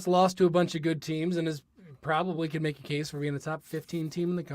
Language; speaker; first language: English; native; English